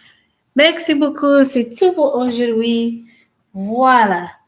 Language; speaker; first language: French; non-native, learner; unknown